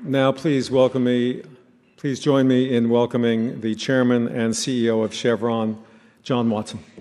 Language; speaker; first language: English; native; English